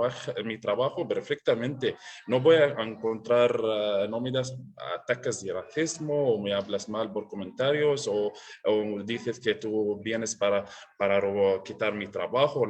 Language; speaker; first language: Spanish; non-native, learner; Arabic